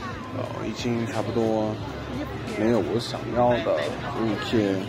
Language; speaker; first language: Chinese; non-native, learner; English